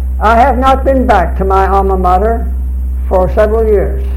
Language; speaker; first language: English; early bilingual, other home language; Chinese